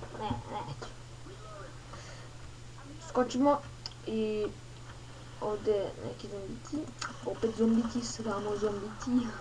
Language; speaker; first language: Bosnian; early bilingual, heritage; Bosnian